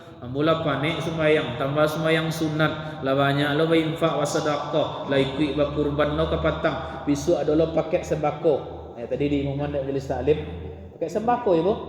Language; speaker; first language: Malay; non-native, local second language; Minangkabau